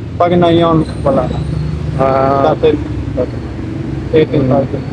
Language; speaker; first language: Filipino; non-native, learner; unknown